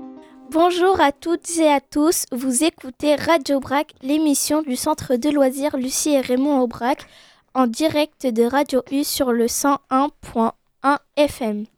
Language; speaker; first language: French; native; French